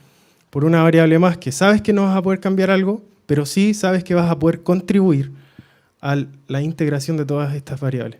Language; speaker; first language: Spanish; native; Spanish